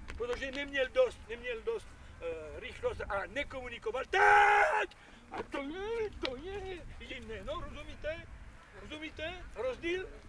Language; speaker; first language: Czech; non-native, fluent; French